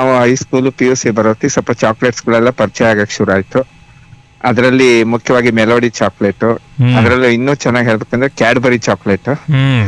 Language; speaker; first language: Kannada; native; Kannada